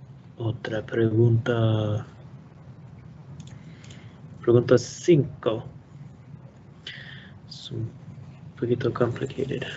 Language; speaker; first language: Spanish; non-native, learner; English